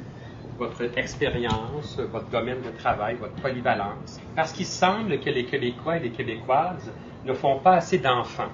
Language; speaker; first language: French; native; French